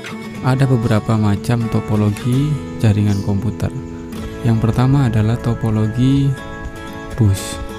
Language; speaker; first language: Indonesian; native; Indonesian